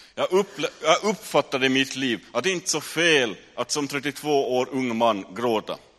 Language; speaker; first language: Swedish; native; Swedish